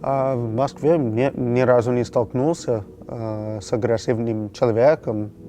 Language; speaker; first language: Russian; non-native, fluent; English